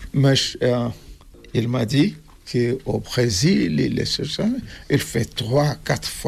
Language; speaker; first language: French; non-native, learner; Kabuverdianu